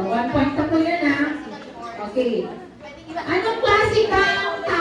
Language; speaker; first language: Filipino; native; Filipino